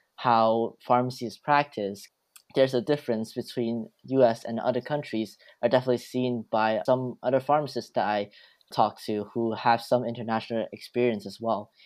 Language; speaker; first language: English; early bilingual, other home language; Cantonese